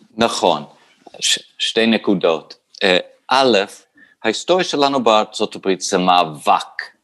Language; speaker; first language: Hebrew; non-native, fluent; English